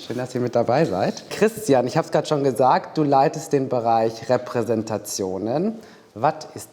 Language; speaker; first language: German; native; German